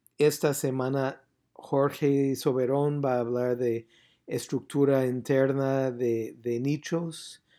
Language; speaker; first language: Spanish; non-native, fluent; English